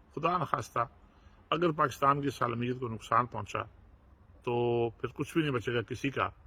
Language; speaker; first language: Urdu; non-native, local second language; Punjabi